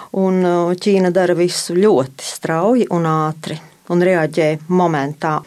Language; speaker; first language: Latvian; native; Latvian